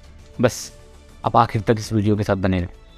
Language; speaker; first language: Hindi; native; Hindi